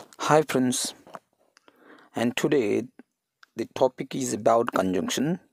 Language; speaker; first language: English; non-native, local second language; Telugu